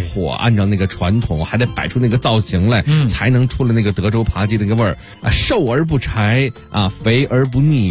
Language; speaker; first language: Chinese; native; Chinese